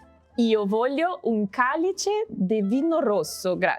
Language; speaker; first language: Italian; non-native, learner; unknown